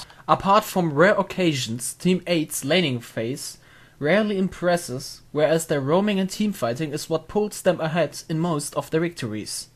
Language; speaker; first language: English; non-native, fluent; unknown